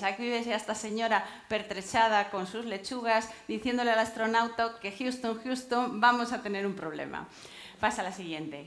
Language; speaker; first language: Spanish; native; Spanish